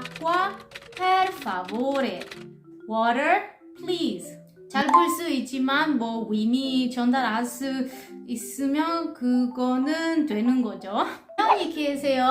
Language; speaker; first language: Korean; non-native, learner; Italian